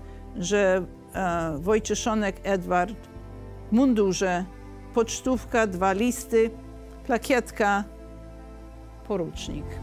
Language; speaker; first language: Polish; early bilingual, heritage; English